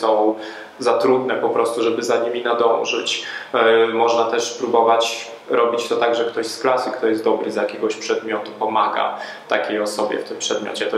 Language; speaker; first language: Polish; native; Polish